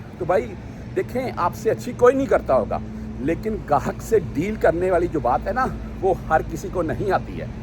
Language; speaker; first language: Urdu; non-native, local second language; Punjabi